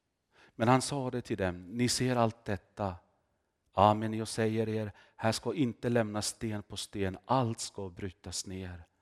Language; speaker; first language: Swedish; non-native, fluent; Finnish